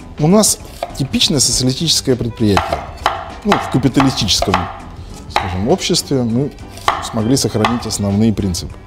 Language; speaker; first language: Russian; native; Russian